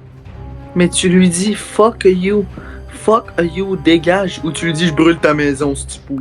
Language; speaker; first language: French; native; French